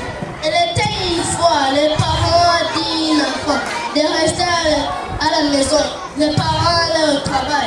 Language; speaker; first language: French; non-native, learner; Kinyarwanda